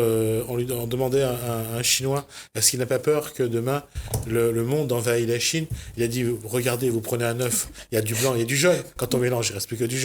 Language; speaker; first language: French; native; French